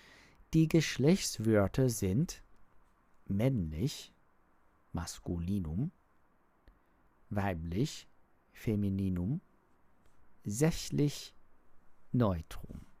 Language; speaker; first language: German; non-native, learner; English